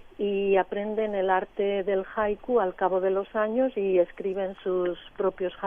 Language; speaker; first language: Spanish; native; Spanish